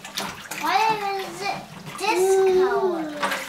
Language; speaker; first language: English; native; English